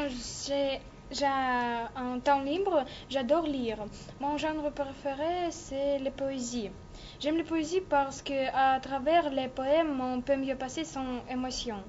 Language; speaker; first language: French; non-native, learner; Russian